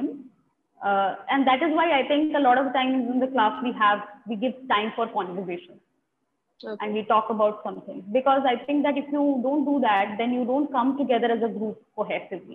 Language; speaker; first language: English; non-native, local second language; Tamil